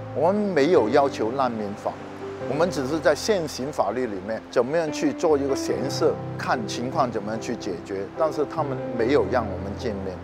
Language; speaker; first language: Chinese; non-native, local second language; Cantonese